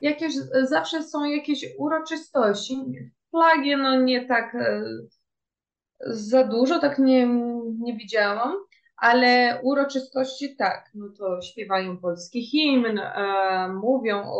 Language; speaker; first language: Polish; early bilingual, heritage; Portuguese